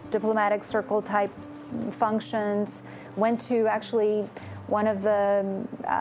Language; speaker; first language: English; non-native, fluent; Romanian